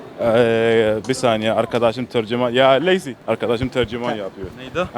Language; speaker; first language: Turkish; non-native, learner; Arabic